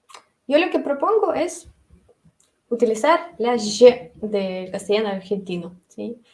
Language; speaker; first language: Spanish; non-native, fluent; Russian